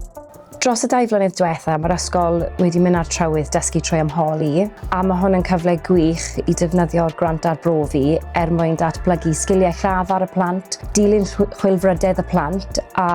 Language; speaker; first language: Welsh; non-native, local second language; English